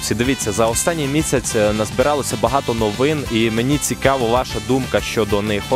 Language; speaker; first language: Ukrainian; native; Ukrainian